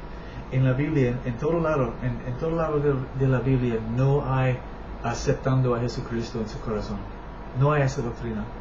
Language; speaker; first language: Spanish; non-native, learner; English